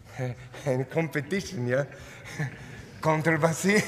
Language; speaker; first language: German; non-native, fluent; Latvian